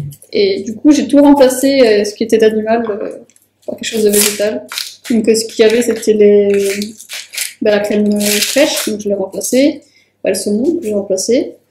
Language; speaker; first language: French; native; French